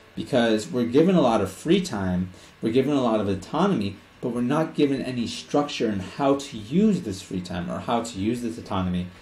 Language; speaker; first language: English; native; English